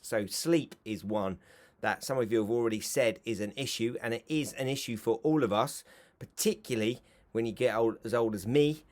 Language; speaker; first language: English; native; English